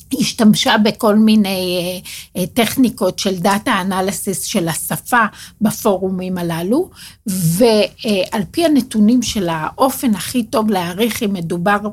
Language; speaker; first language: Hebrew; native; Hebrew